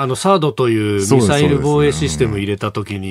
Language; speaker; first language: Japanese; native; Japanese